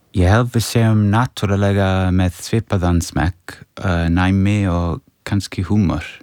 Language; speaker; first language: Icelandic; non-native, fluent; English